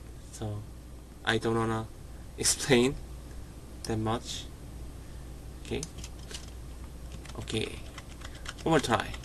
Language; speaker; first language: English; non-native, learner; Korean